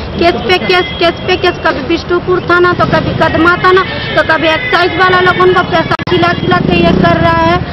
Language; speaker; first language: Hindi; native; Hindi